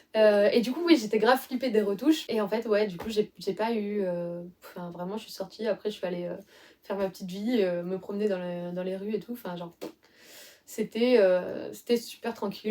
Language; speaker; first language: French; native; French